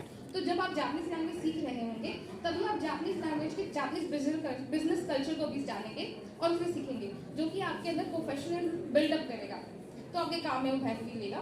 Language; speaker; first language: Hindi; native; Hindi